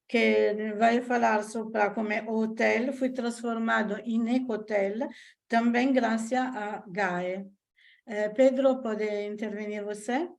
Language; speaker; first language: Portuguese; non-native, learner; Italian